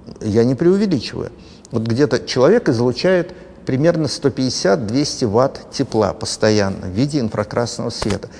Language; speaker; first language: Russian; native; Russian